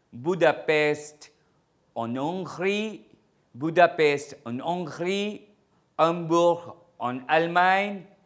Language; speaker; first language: French; non-native, fluent; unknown